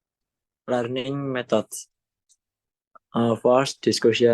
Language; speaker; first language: English; non-native, learner; Indonesian